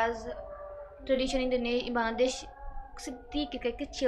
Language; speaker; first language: Indonesian; early bilingual, other home language; Bangla